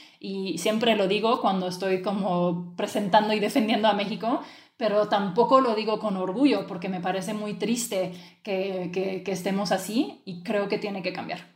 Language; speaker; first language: Spanish; early bilingual, other home language; French